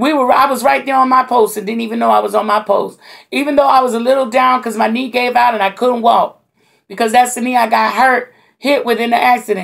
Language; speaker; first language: English; native; English